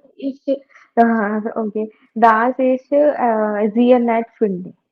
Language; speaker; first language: German; non-native, learner; Hindi